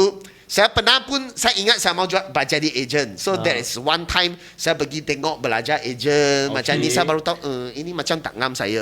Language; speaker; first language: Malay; non-native, local second language; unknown